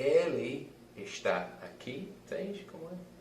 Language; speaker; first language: Portuguese; non-native, fluent; English